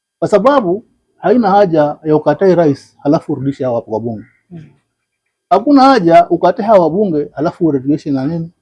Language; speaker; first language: Swahili; non-native, local second language; Giryama